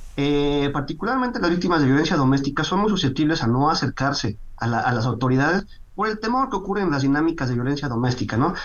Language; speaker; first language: Spanish; native; Spanish